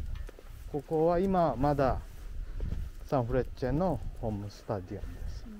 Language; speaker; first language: Japanese; non-native, learner; Indonesian